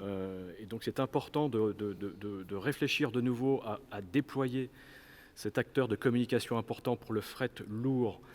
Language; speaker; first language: French; native; French